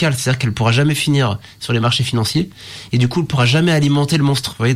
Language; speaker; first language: French; native; French